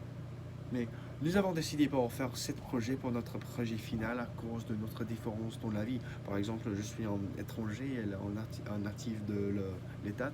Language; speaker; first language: French; non-native, learner; English